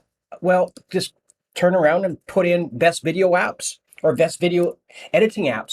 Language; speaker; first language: English; native; English